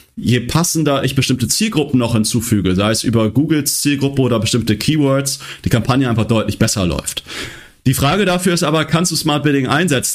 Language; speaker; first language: German; native; German